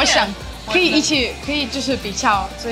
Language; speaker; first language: Chinese; non-native, fluent; Russian